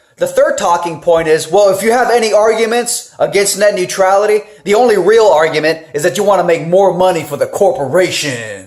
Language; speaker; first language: English; native; English